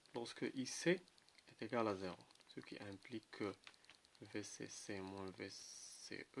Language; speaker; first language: French; non-native, local second language; Arabic